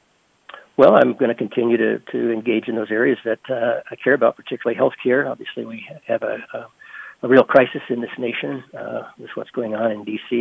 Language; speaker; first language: English; native; English